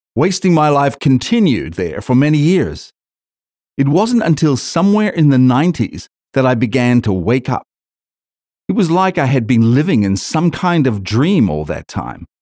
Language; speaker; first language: English; native; English